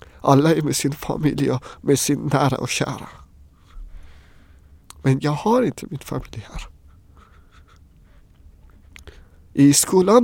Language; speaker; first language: Swedish; non-native, fluent; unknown